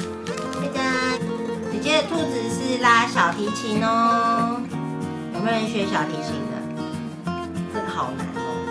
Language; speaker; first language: Chinese; native; Chinese